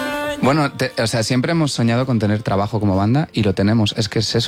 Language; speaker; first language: Spanish; native; Spanish